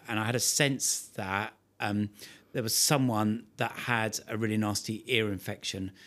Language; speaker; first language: English; native; English